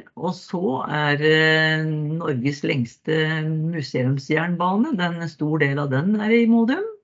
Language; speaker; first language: Norwegian; native; Norwegian